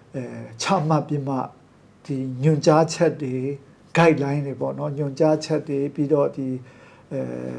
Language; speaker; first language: Burmese; non-native, local second language; Kachin